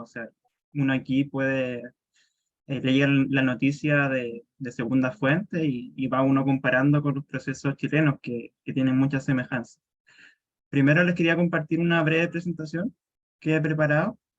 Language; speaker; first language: Spanish; native; Spanish